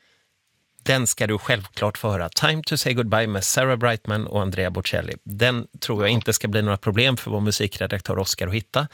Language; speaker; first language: Swedish; native; Swedish